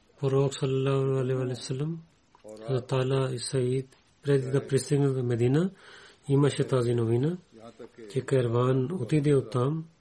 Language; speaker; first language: Bulgarian; non-native, learner; Urdu